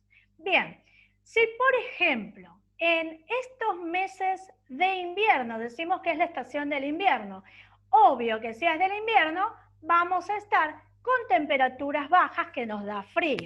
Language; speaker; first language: Spanish; native; Spanish